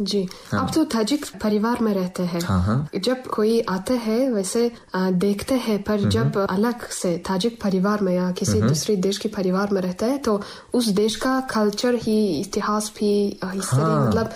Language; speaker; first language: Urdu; non-native, fluent; Tajik